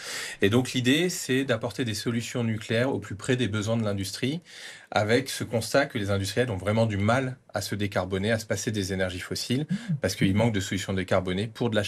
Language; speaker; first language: French; native; French